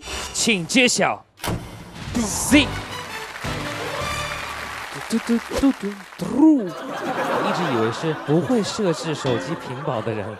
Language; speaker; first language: Chinese; native; Chinese